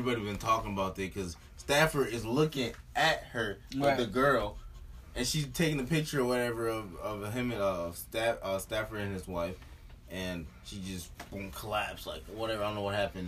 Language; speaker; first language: English; native; English